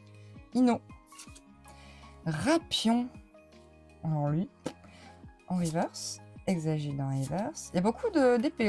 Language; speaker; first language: French; native; French